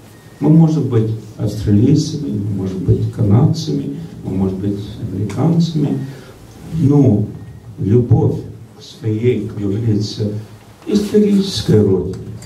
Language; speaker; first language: Russian; early bilingual, heritage; Russian